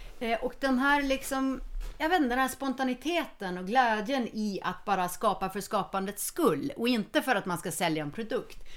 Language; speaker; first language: Swedish; early bilingual, heritage; Swedish